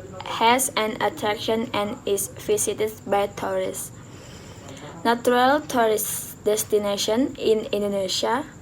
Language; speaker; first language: English; non-native, learner; Indonesian